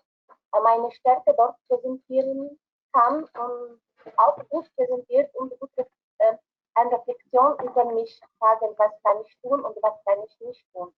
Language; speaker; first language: German; non-native, learner; Arabic